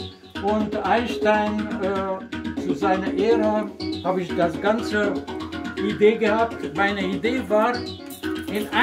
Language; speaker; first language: German; non-native, fluent; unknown